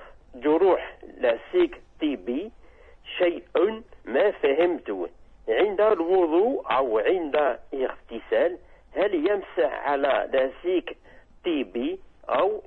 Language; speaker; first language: Arabic; non-native, learner; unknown